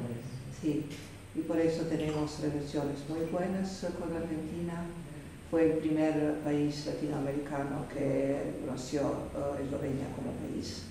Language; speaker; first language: Spanish; non-native, learner; Slovenian